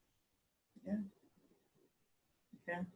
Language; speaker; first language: English; native; English